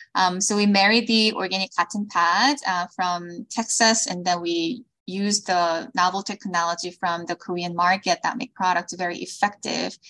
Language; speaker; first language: English; early bilingual, other home language; Korean